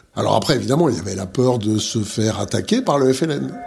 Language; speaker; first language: French; native; French